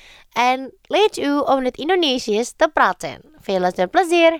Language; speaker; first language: Dutch; non-native, learner; Indonesian